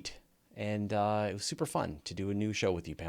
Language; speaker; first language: English; native; English